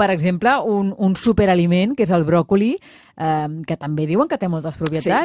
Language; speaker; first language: Catalan; native; Catalan